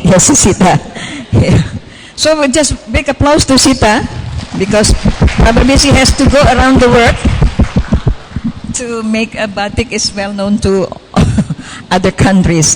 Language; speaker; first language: English; non-native, fluent; Indonesian